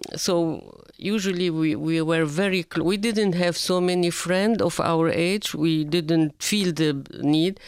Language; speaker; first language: English; non-native, fluent; Arabic